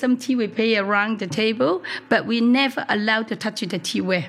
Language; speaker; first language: English; non-native, local second language; Cantonese